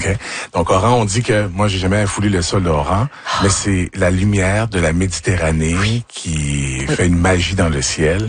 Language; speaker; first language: French; native; French